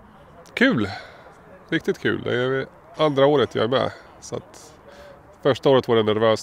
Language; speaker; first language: Swedish; native; Swedish